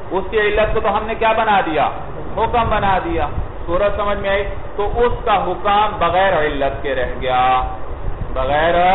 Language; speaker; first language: Urdu; native; Urdu